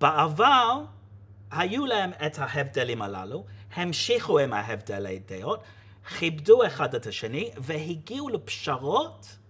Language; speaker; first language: Hebrew; non-native, fluent; English